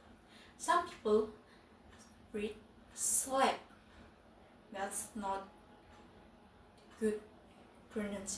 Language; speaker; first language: English; non-native, fluent; Indonesian